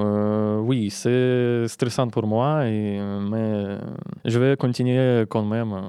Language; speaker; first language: French; non-native, learner; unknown